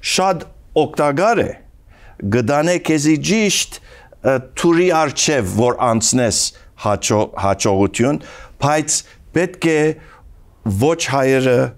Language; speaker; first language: Armenian; early bilingual, heritage; Armenian